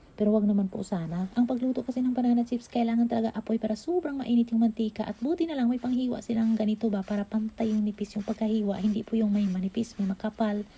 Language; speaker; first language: Filipino; non-native, local second language; Cebuano